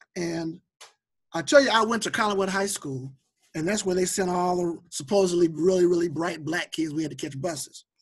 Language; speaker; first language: English; native; English